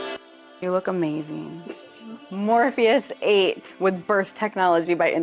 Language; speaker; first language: English; native; English